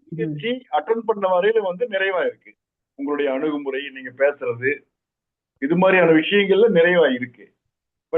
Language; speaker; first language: Tamil; native; Tamil